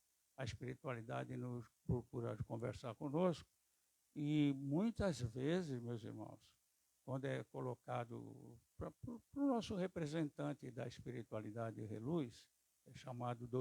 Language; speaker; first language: Portuguese; native; Portuguese